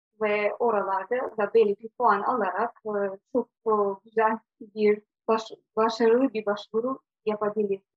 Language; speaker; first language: Turkish; non-native, fluent; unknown